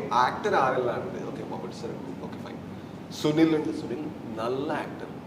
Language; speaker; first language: Malayalam; non-native, learner; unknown